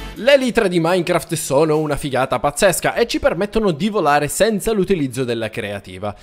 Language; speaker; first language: Italian; native; Italian